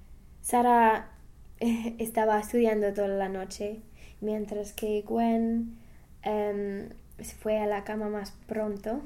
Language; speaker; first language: Spanish; non-native, learner; English